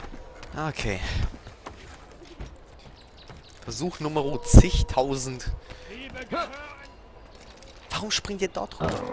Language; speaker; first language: German; native; German